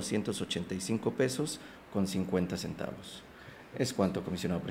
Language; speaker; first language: Spanish; native; Spanish